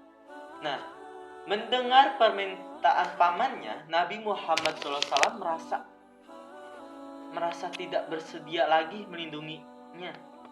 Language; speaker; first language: Indonesian; native; Indonesian